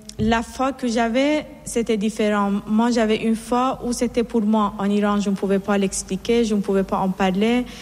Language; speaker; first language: French; non-native, fluent; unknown